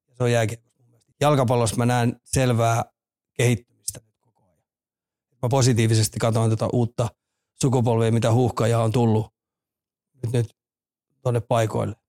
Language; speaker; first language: Finnish; native; Finnish